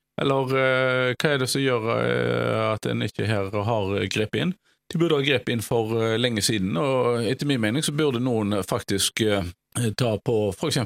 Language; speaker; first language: Norwegian; native; Norwegian